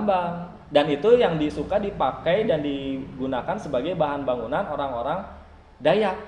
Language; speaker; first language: Indonesian; native; Indonesian